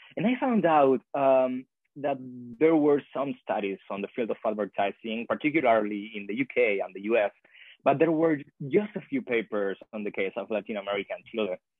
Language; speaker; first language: English; non-native, fluent; Spanish